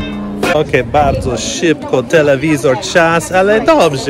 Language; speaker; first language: Polish; non-native, learner; English